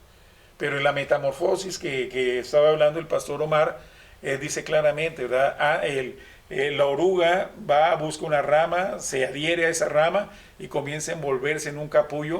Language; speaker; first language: Spanish; native; Spanish